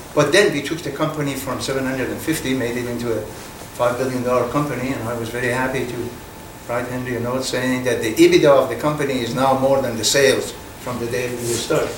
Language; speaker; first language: English; non-native, fluent; Persian